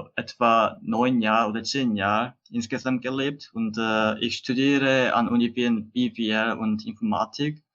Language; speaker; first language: German; non-native, learner; Korean